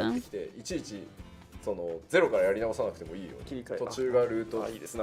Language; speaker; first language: Japanese; native; Japanese